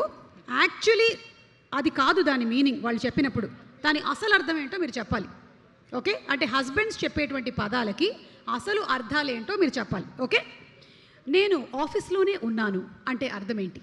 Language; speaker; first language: Telugu; native; Telugu